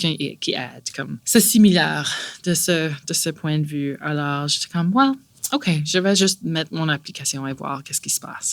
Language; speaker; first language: French; non-native, local second language; English